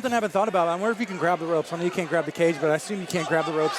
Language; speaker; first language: English; native; English